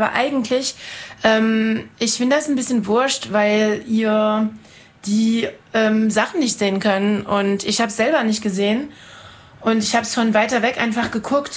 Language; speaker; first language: German; non-native, fluent; French